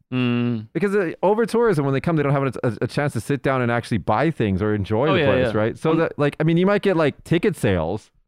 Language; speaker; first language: English; native; English